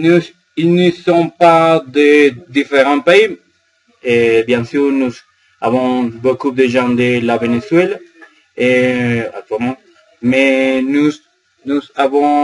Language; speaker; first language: French; non-native, learner; Spanish